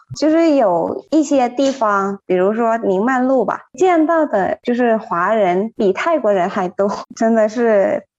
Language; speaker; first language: Chinese; non-native, fluent; Thai